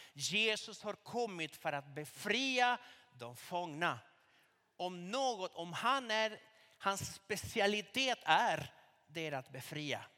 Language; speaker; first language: Swedish; non-native, fluent; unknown